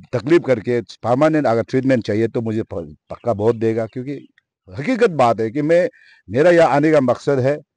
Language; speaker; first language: Hindi; non-native, local second language; Nyishi